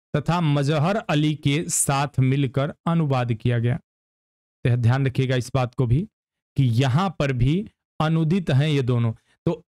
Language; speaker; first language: Hindi; native; Hindi